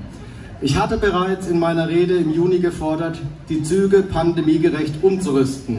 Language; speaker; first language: German; native; German